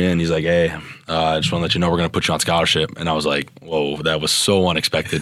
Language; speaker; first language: English; early bilingual, other home language; Serbian